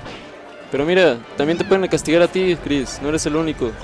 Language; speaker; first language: Spanish; native; Spanish